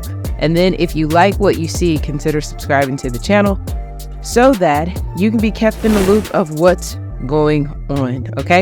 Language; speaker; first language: English; native; English